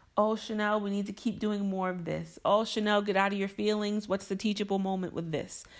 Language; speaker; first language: English; native; English